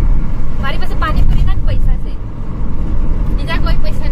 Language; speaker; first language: Gujarati; non-native, local second language; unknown